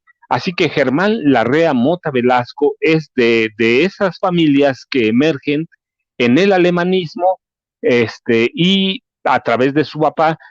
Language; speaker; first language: Spanish; native; Spanish